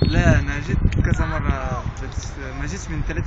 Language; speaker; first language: Arabic; early bilingual, heritage; Arabic